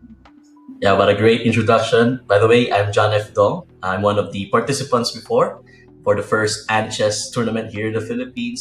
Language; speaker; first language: English; non-native, local second language; Filipino